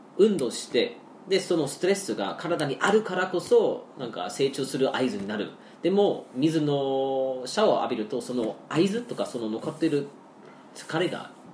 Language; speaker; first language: Japanese; non-native, fluent; English